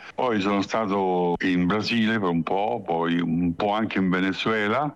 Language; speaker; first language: Italian; native; Italian